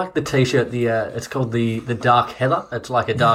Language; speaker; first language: English; native; English